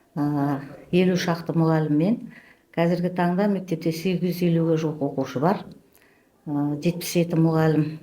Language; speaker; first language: Kazakh; native; Kazakh